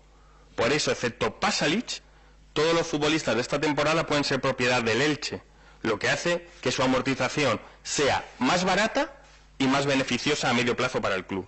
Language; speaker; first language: Spanish; native; Spanish